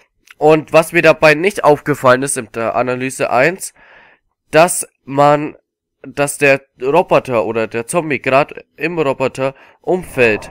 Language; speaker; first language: German; native; German